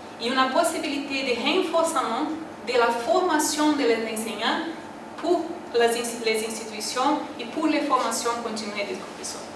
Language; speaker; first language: French; non-native, learner; Portuguese